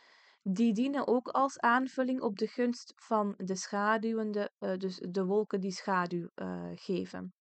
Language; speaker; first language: Dutch; early bilingual, other home language; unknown